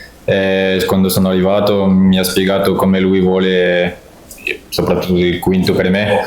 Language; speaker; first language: Italian; non-native, fluent; French